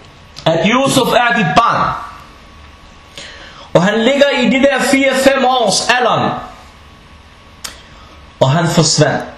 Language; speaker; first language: Danish; non-native, fluent; Arabic